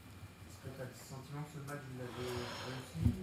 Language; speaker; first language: French; native; French